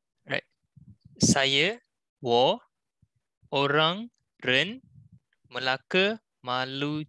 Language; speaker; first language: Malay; non-native, local second language; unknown